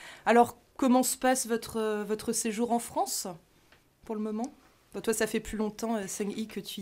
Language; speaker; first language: French; native; French